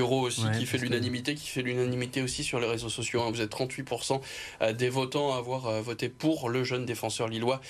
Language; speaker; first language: French; native; French